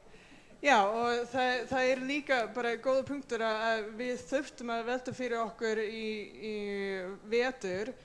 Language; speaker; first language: Icelandic; non-native, fluent; English